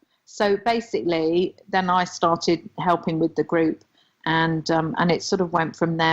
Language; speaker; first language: English; native; English